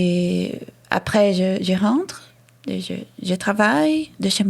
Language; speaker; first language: French; non-native, fluent; Portuguese